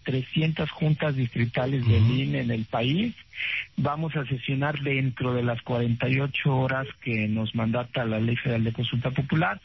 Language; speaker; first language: Spanish; native; Spanish